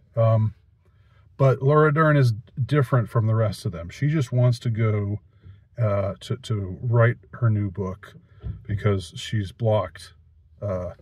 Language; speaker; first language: English; native; English